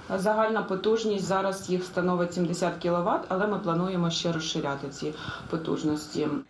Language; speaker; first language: Ukrainian; native; Ukrainian